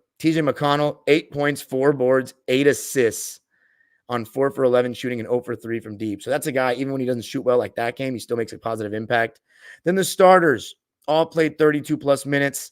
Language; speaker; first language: English; native; English